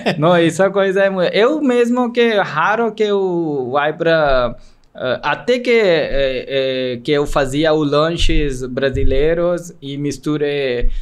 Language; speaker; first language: Portuguese; non-native, learner; Marathi